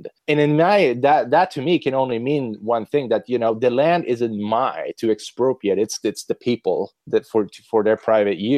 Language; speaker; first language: English; non-native, fluent; Swedish